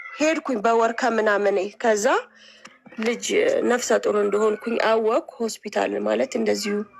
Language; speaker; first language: Amharic; native; Amharic